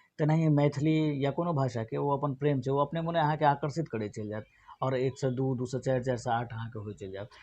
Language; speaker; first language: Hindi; non-native, local second language; Maithili